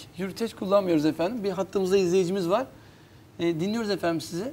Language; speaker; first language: Turkish; native; Turkish